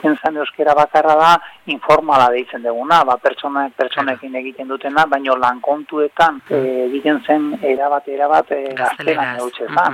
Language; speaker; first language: Basque; native; Basque